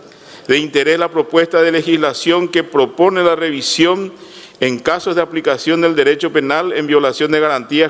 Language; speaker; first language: Spanish; native; Spanish